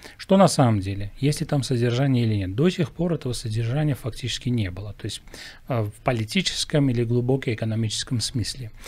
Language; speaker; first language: Russian; non-native, local second language; Armenian